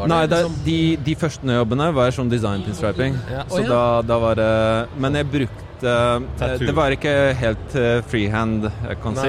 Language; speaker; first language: Norwegian; non-native, fluent; Polish